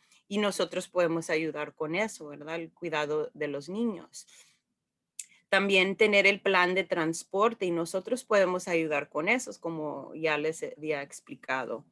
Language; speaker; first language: Spanish; early bilingual, heritage; Spanish